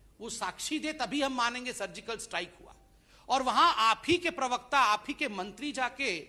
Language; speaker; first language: Hindi; non-native, local second language; Odia